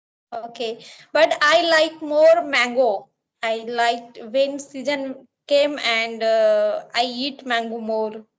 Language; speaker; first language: English; non-native, learner; Marathi